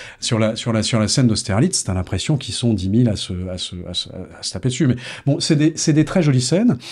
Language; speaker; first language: French; native; French